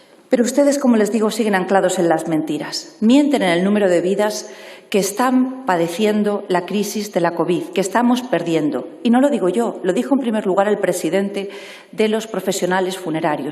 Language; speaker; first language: Spanish; native; Spanish